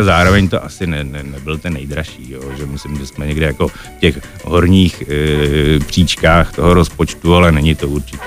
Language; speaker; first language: Czech; native; Czech